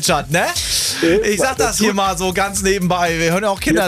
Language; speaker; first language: German; native; German